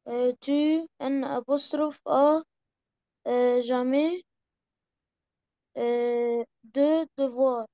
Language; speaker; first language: French; non-native, learner; Arabic